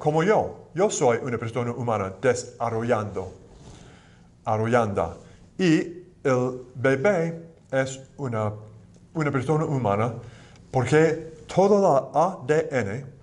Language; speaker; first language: Spanish; non-native, fluent; English